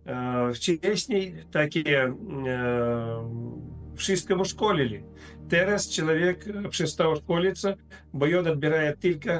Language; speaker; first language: Polish; non-native, fluent; Russian